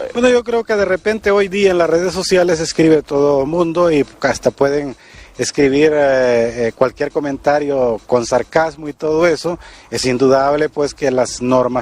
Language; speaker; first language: Spanish; native; Spanish